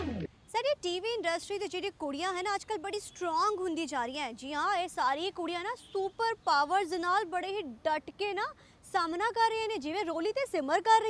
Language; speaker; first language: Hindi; non-native, local second language; Punjabi